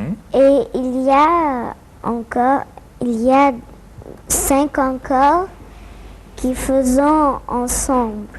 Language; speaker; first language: French; non-native, learner; Arabic